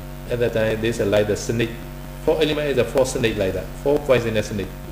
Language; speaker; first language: English; non-native, learner; Burmese